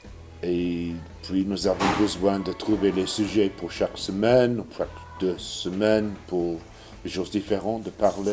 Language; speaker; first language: French; non-native, learner; English